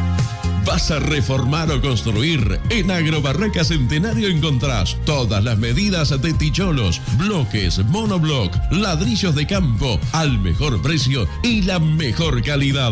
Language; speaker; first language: Spanish; native; Spanish